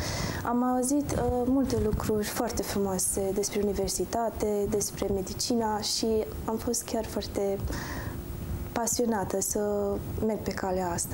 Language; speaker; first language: Romanian; early bilingual, heritage; Romanian